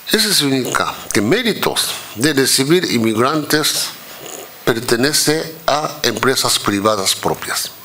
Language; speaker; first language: Spanish; non-native, fluent; Japanese